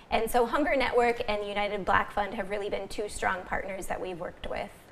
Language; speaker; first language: English; native; English